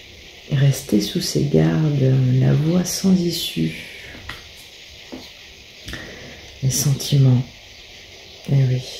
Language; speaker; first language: French; native; French